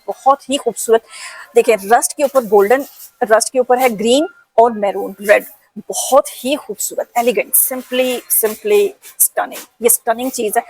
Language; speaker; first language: Urdu; non-native, local second language; Punjabi